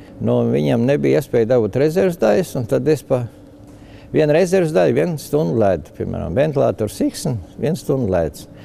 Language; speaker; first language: Latvian; native; Latvian